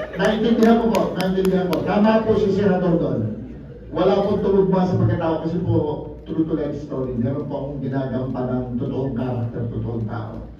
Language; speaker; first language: Filipino; native; Filipino